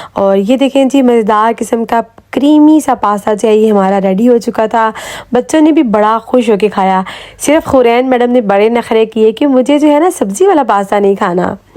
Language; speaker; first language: Urdu; native; Urdu